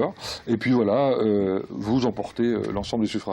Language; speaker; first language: French; native; French